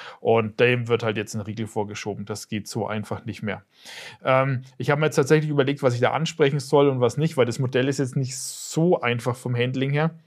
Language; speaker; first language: German; native; German